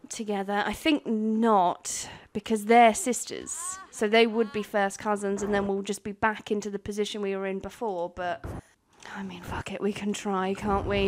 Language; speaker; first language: English; native; English